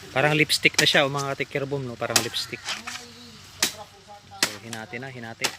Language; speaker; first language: Filipino; non-native, local second language; Iloko